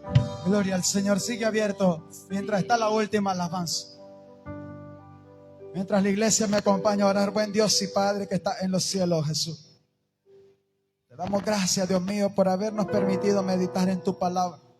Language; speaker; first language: Spanish; native; Spanish